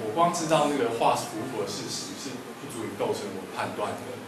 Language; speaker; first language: Chinese; native; Chinese